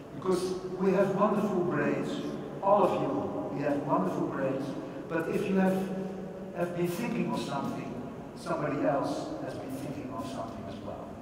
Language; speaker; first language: English; non-native, fluent; Dutch